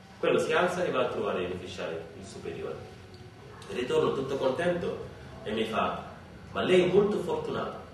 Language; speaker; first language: Italian; non-native, fluent; Wolof